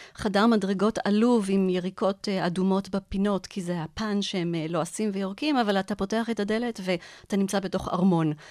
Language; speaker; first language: Hebrew; non-native, fluent; Arabic